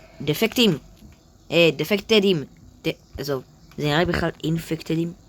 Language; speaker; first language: Hebrew; native; Hebrew